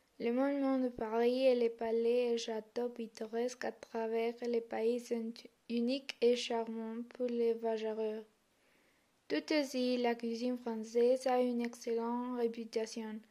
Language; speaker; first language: French; non-native, learner; Spanish